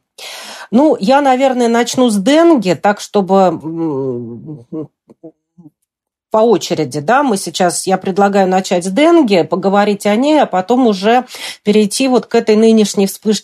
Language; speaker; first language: Russian; native; Russian